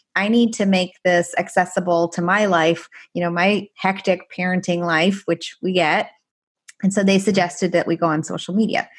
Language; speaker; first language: English; non-native, fluent; Persian